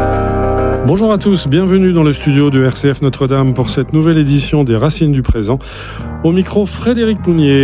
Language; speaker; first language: French; native; French